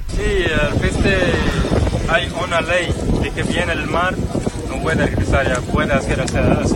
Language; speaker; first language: Spanish; non-native, learner; Arabic